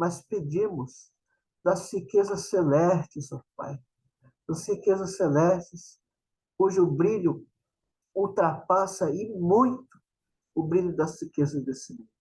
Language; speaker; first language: Portuguese; native; Portuguese